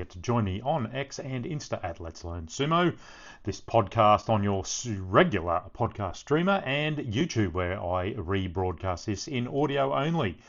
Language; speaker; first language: English; native; English